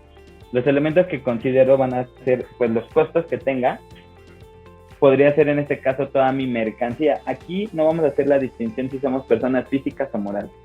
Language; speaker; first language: Spanish; native; Spanish